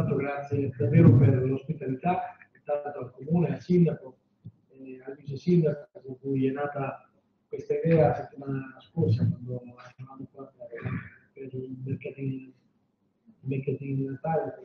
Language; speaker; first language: Italian; native; Italian